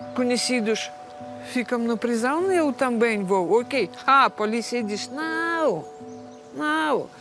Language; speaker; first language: Portuguese; non-native, learner; Russian